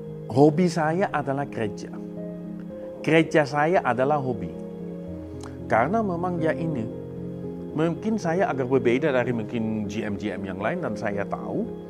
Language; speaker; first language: Indonesian; non-native, fluent; Dutch